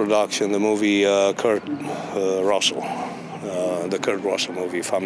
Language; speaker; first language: English; non-native, fluent; Romanian